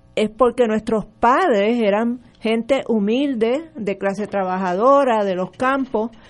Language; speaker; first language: Spanish; early bilingual, other home language; English